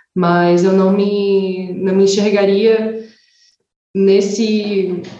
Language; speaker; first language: Portuguese; native; Portuguese